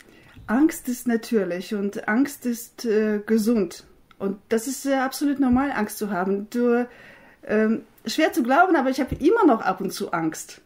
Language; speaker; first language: German; non-native, fluent; Russian